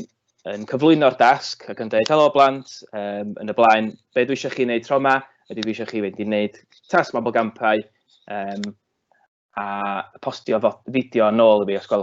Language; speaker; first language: Welsh; native; Welsh